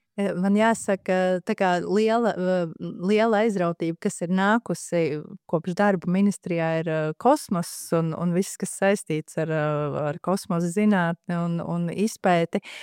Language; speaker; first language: Latvian; native; Latvian